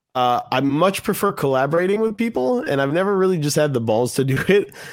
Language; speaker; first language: English; native; English